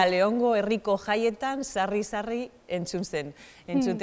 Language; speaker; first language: Basque; non-native, local second language; Spanish